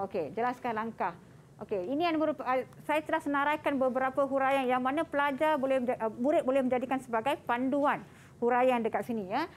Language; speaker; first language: Malay; non-native, local second language; Tamil